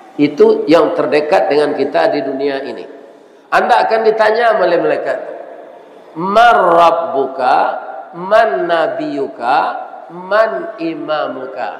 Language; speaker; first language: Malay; non-native, local second language; Minangkabau